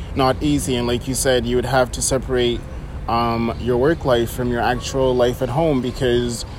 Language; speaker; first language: English; native; English